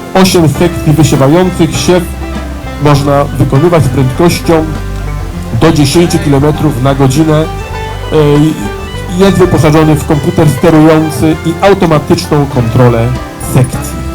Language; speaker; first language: Polish; native; Polish